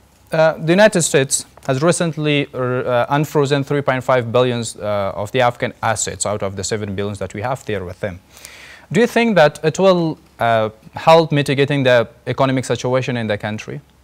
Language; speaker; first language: English; non-native, fluent; Persian